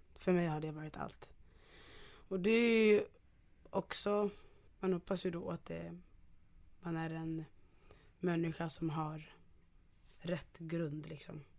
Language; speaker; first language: Swedish; early bilingual, other home language; Ganda